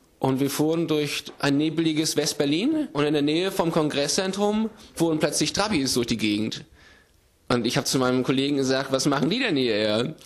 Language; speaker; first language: German; native; German